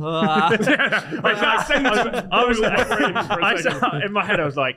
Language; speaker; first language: English; native; English